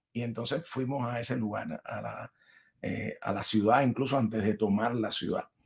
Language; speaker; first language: Spanish; native; Spanish